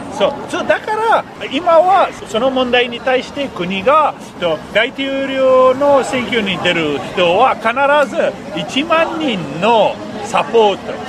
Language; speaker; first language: Japanese; non-native, fluent; Persian